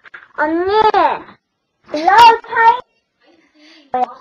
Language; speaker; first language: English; non-native, learner; Korean